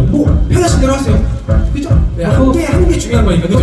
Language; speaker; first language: Korean; native; Korean